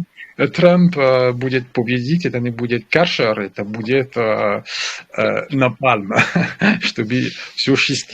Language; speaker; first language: Russian; non-native, learner; French